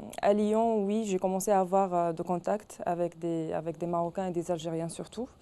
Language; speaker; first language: French; non-native, local second language; Arabic